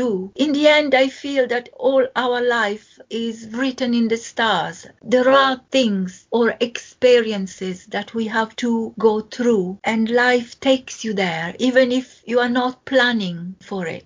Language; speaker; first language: English; non-native, fluent; Italian